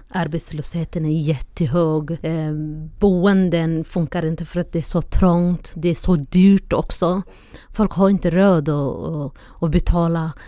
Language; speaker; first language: Swedish; non-native, fluent; Somali